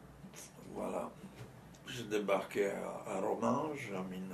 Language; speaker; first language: French; non-native, fluent; Czech